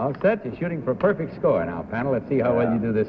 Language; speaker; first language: English; native; English